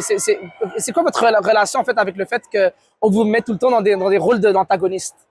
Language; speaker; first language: French; native; French